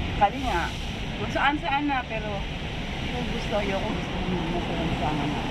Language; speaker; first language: Filipino; non-native, local second language; Cebuano